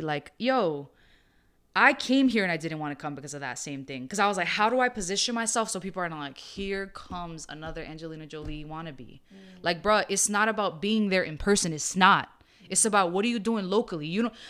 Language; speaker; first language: English; early bilingual, other home language; Spanish